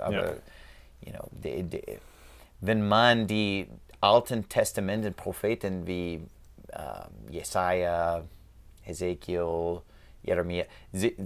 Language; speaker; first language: German; non-native, learner; English